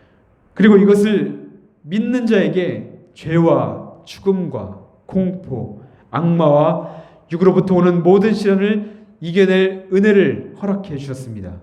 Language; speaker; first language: Korean; native; Korean